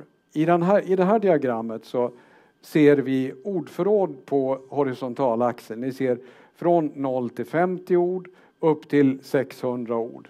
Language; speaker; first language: Swedish; native; Swedish